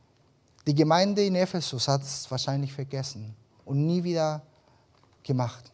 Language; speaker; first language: German; early bilingual, other home language; Spanish